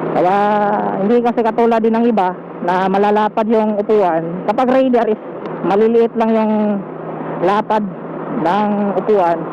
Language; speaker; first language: Filipino; non-native, local second language; Cebuano